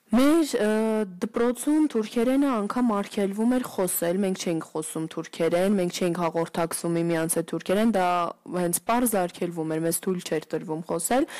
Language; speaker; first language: Armenian; early bilingual, heritage; Turkish